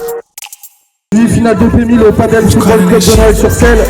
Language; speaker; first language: French; native; French